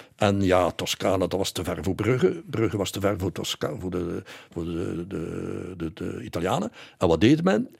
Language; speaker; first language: Dutch; native; Dutch